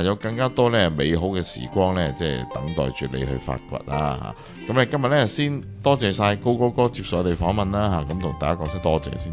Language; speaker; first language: Cantonese; native; Cantonese